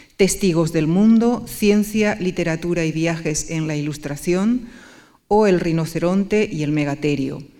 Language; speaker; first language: Spanish; native; Spanish